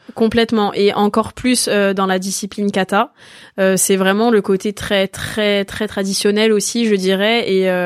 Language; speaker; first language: French; native; French